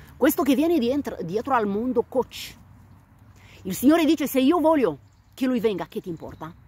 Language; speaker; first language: Italian; non-native, fluent; Romanian